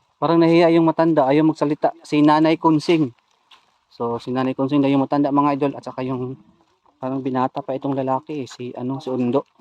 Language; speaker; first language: Filipino; non-native, local second language; Cebuano